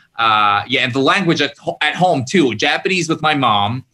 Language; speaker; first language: English; native; English